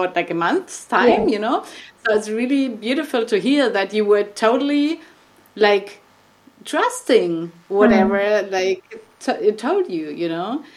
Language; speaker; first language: English; non-native, fluent; German